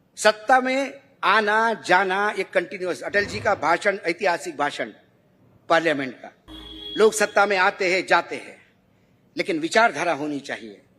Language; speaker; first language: Hindi; non-native, local second language; Marathi